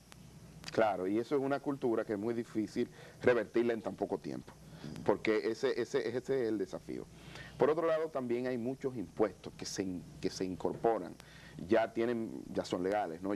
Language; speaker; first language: Spanish; native; Spanish